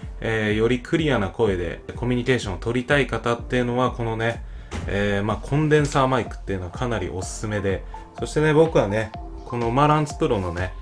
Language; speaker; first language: Japanese; native; Japanese